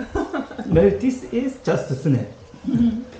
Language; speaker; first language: English; non-native, learner; Korean